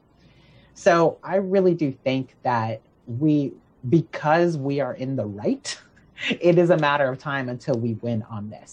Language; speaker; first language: English; native; English